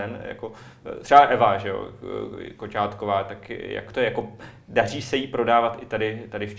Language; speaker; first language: Czech; native; Czech